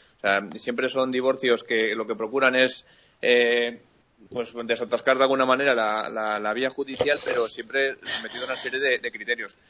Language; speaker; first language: Spanish; native; Spanish